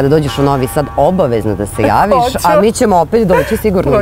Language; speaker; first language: Serbian; native; Serbian